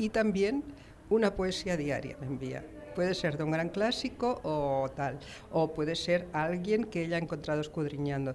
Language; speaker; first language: Spanish; native; Spanish